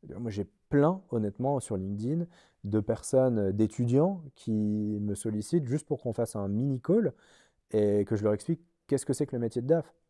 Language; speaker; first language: French; native; French